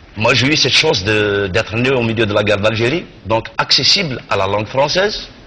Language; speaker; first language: French; non-native, local second language; Kabyle